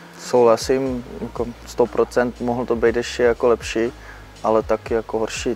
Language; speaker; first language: Czech; non-native, fluent; Dutch